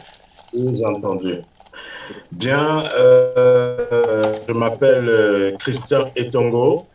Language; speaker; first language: French; non-native, local second language; Fang